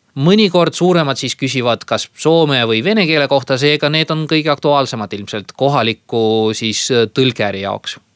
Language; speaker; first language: Estonian; native; Estonian